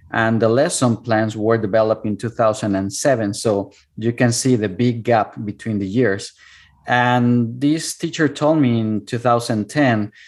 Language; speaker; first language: English; non-native, fluent; Spanish